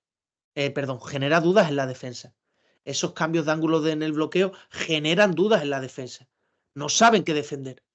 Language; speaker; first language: Spanish; native; Spanish